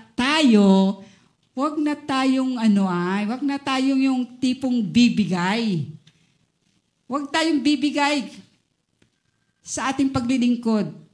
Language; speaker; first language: Filipino; native; Filipino